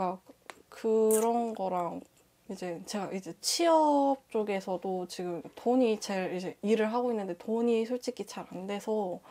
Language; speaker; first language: Korean; native; Korean